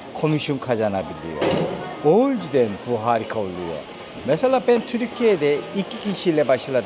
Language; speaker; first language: Turkish; non-native, fluent; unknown